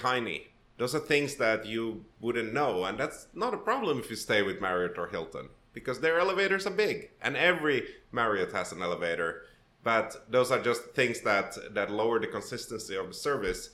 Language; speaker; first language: English; non-native, fluent; Swedish